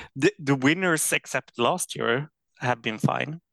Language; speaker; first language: English; non-native, fluent; Swedish